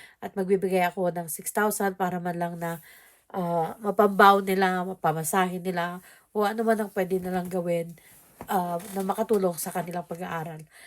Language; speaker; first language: Filipino; native; Filipino